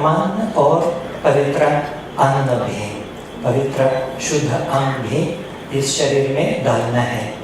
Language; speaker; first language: Hindi; non-native, fluent; Russian